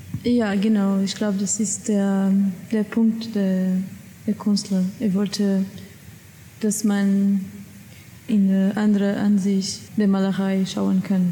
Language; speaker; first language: German; non-native, learner; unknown